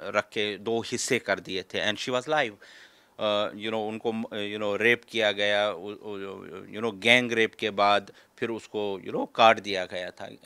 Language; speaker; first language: Hindi; non-native, local second language; Kashmiri